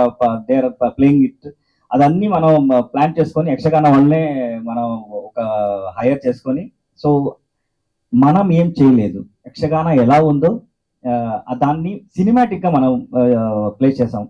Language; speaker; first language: Telugu; non-native, learner; Kannada